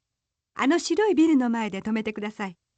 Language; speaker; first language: Japanese; non-native, learner; Hindi